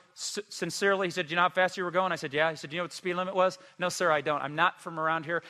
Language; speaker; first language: English; native; English